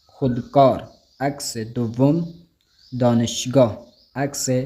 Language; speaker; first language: Persian; non-native, fluent; Urdu